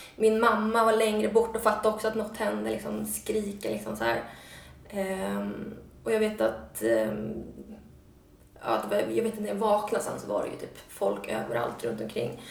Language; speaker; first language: Swedish; native; Swedish